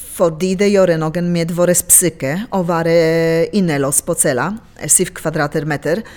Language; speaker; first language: Norwegian; non-native, fluent; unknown